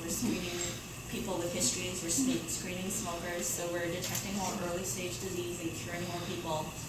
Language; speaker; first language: English; native; English